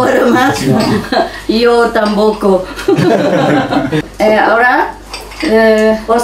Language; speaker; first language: Spanish; non-native, learner; Vietnamese